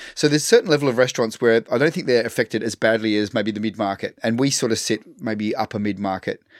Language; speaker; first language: English; native; English